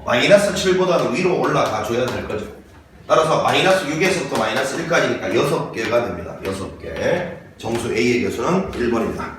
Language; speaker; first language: Korean; native; Korean